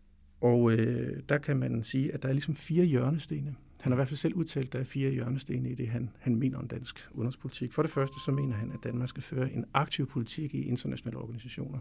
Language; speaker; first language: Danish; native; Danish